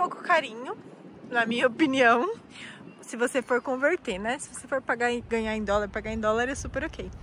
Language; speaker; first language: Portuguese; native; Portuguese